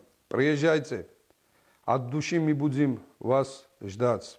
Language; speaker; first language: Russian; non-native, learner; Georgian